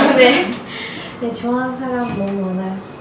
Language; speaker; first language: Korean; non-native, learner; Turkish